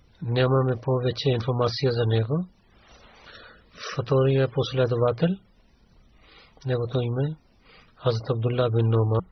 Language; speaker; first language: Bulgarian; non-native, learner; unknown